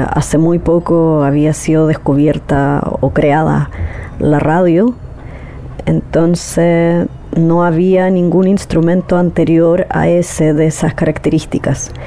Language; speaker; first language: Spanish; native; Spanish